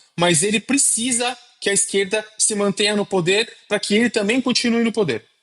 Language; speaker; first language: Portuguese; native; Portuguese